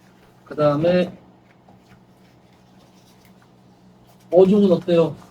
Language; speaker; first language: Korean; native; Korean